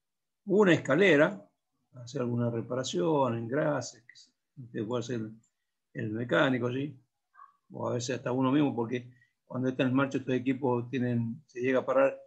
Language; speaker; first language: Spanish; native; Spanish